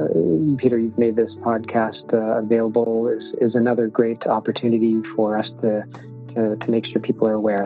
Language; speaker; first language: English; native; English